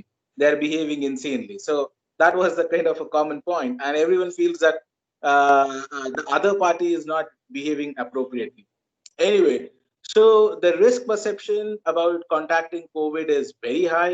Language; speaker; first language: English; non-native, local second language; Marathi